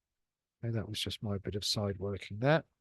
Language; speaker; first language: English; native; English